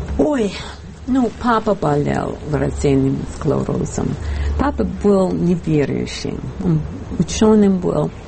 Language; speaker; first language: Russian; non-native, fluent; English